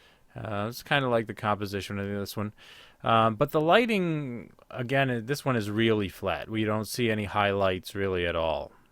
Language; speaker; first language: English; native; English